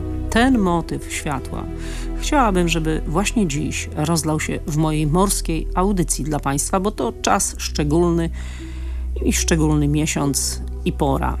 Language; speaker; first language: Polish; native; Polish